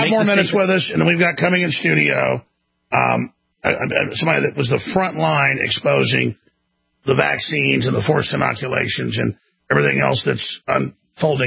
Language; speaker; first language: English; native; English